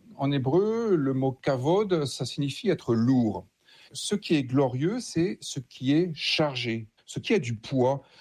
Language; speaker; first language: French; native; French